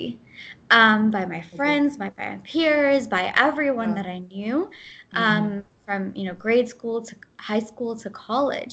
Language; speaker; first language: English; early bilingual, other home language; Gujarati